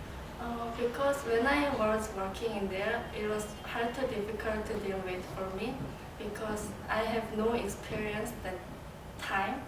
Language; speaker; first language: English; non-native, learner; Korean